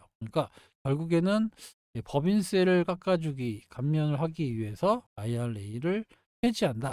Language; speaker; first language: Korean; native; Korean